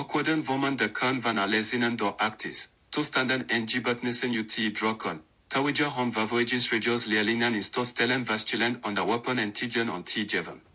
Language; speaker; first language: Dutch; non-native, learner; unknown